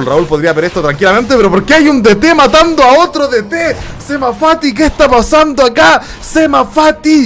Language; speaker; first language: Spanish; native; Spanish